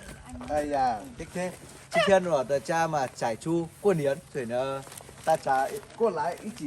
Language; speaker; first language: Chinese; non-native, fluent; Vietnamese